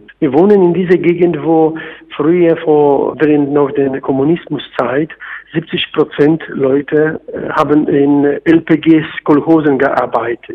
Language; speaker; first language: German; non-native, fluent; Polish